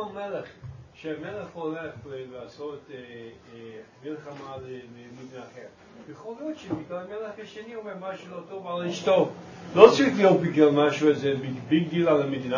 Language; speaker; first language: Hebrew; non-native, learner; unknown